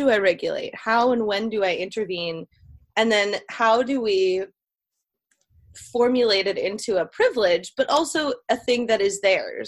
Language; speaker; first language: English; native; English